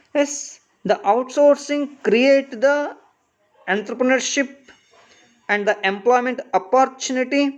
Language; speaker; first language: English; non-native, local second language; Kannada